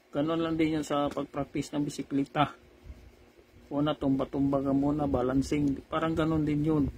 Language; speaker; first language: Filipino; non-native, local second language; Cebuano